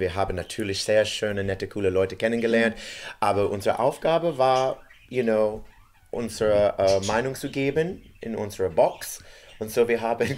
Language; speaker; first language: German; non-native, fluent; English